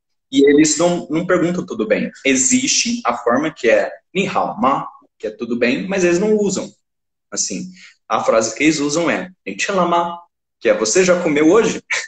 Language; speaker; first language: Portuguese; native; Portuguese